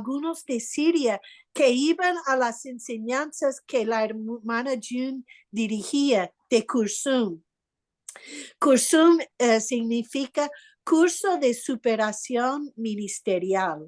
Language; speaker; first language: Spanish; non-native, fluent; English